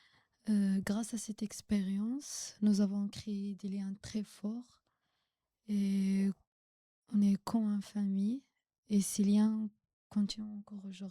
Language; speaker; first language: French; non-native, local second language; Arabic